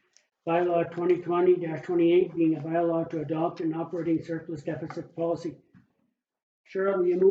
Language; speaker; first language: English; native; English